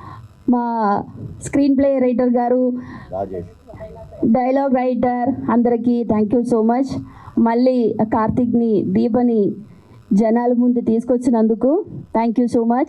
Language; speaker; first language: Telugu; non-native, learner; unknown